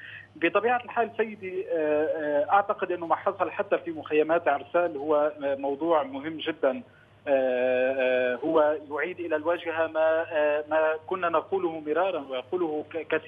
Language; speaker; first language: Arabic; native; Arabic